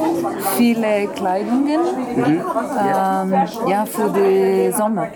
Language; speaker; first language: German; non-native, learner; Italian